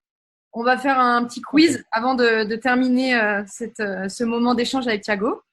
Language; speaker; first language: French; native; French